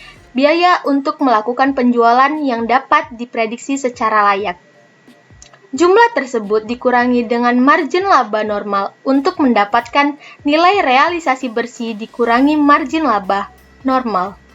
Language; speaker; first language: Indonesian; native; Indonesian